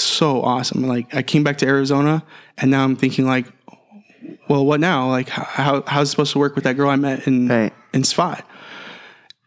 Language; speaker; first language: English; native; English